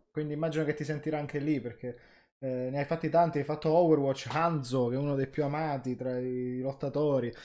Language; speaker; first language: Italian; native; Italian